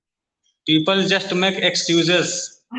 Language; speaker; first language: English; non-native, learner; Hindi